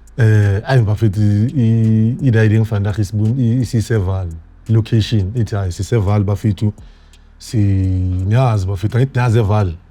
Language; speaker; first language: Zulu; native; Zulu